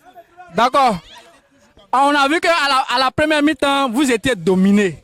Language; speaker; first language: French; non-native, local second language; Wolof